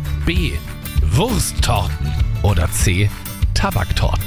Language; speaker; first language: German; native; German